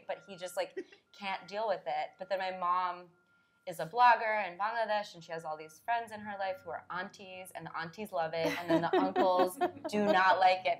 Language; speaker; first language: English; native; English